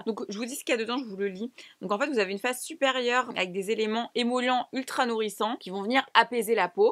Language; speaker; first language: French; native; French